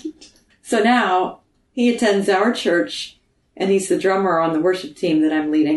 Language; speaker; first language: English; native; English